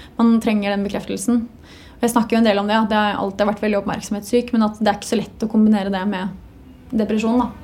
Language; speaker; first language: Norwegian; native; Norwegian